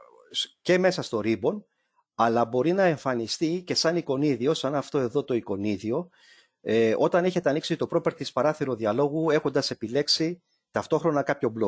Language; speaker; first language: Greek; native; Greek